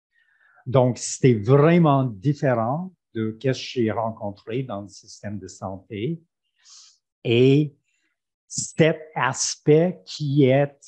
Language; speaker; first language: French; non-native, fluent; English